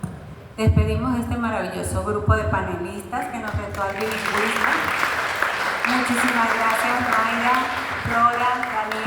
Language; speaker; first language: Spanish; native; Spanish